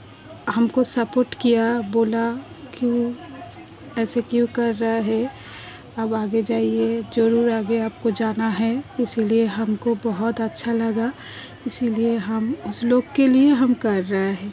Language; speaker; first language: Hindi; non-native, local second language; Bangla